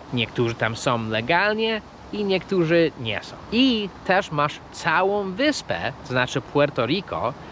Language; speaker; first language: Polish; non-native, fluent; English